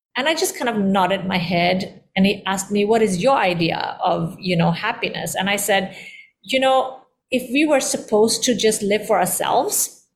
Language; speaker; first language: English; early bilingual, heritage; Indonesian